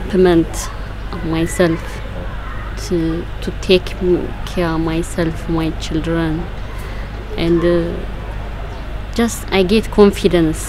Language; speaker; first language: English; non-native, learner; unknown